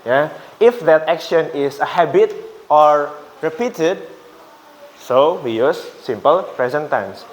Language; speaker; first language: English; non-native, fluent; Indonesian